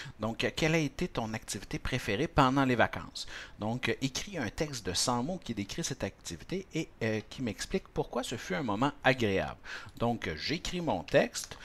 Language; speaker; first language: French; native; French